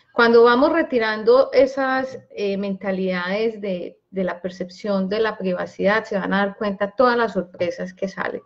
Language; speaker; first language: Spanish; native; Spanish